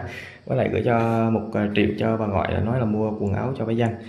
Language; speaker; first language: Vietnamese; native; Vietnamese